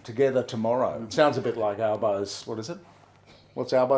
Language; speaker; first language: English; native; English